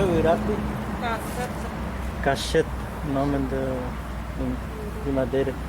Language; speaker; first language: Portuguese; non-native, local second language; Guarani